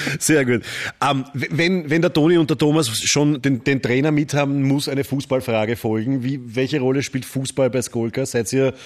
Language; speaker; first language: German; native; German